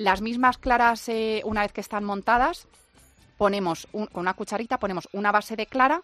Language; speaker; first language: Spanish; native; Spanish